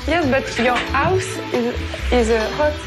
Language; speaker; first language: English; non-native, learner; French